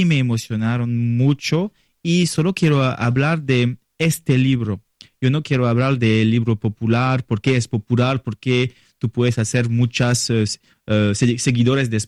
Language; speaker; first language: Spanish; non-native, learner; French